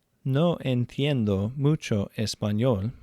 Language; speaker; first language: Spanish; non-native, fluent; English